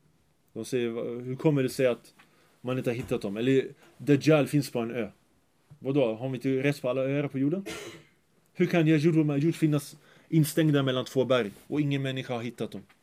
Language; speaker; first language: Swedish; early bilingual, other home language; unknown